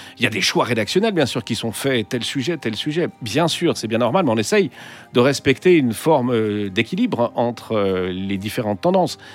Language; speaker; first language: French; native; French